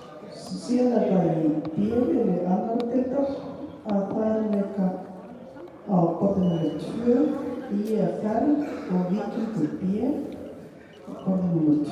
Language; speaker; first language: Icelandic; native; Icelandic